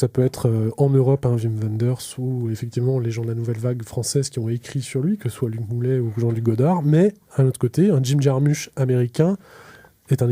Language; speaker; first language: French; native; French